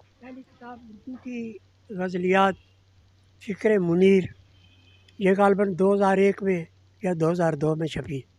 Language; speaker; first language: Urdu; non-native, local second language; Punjabi